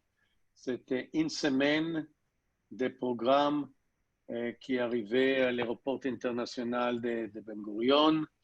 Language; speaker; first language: French; non-native, learner; Hebrew